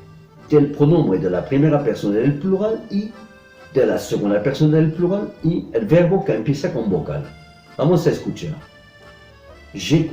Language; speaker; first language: Spanish; non-native, fluent; French